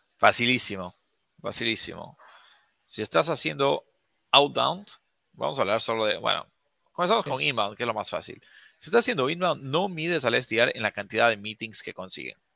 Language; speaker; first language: Spanish; native; Spanish